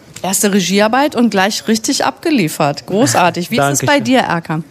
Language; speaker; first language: German; native; German